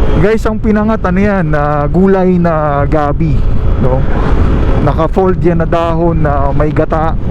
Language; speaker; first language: Filipino; non-native, local second language; Bikol